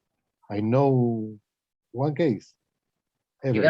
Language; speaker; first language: English; non-native, learner; Spanish